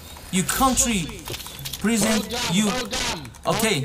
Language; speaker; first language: English; non-native, learner; Korean